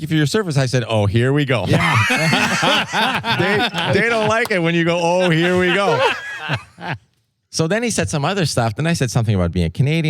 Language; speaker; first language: English; native; English